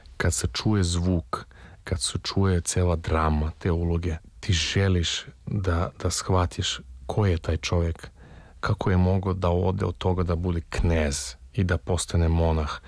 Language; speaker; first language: Serbian; non-native, fluent; Russian